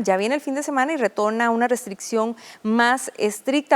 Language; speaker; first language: Spanish; native; Spanish